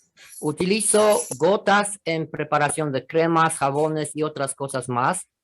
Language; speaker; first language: Spanish; non-native, fluent; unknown